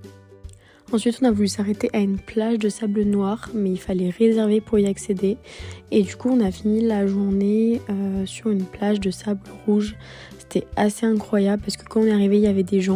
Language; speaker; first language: French; native; French